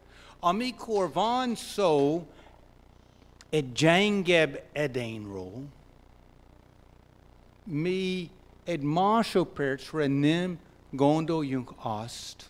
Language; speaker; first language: Hungarian; non-native, fluent; English